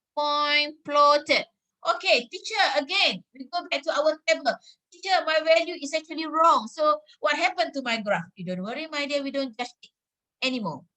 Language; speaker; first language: English; non-native, local second language; Malay